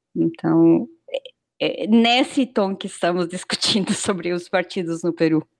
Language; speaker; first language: Portuguese; non-native, fluent; Spanish